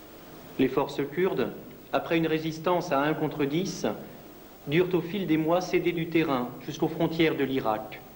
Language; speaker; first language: French; native; French